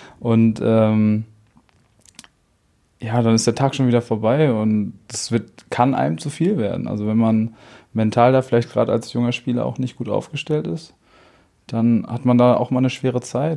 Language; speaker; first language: German; native; German